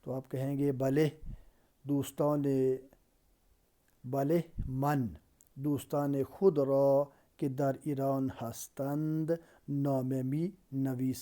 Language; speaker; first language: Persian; non-native, fluent; Urdu